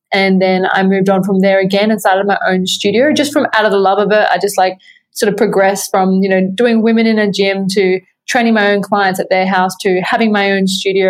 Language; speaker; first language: English; native; English